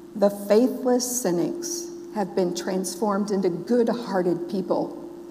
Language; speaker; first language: English; native; English